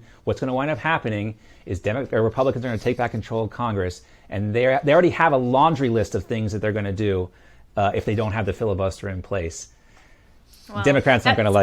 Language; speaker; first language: English; native; English